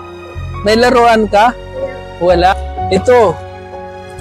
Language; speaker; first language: Filipino; non-native, learner; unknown